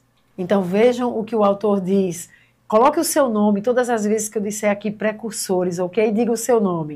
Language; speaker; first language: Portuguese; native; Portuguese